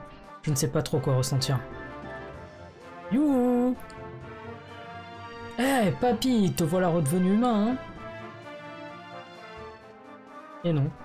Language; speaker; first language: French; native; French